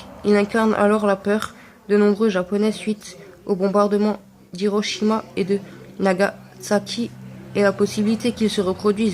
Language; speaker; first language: French; native; French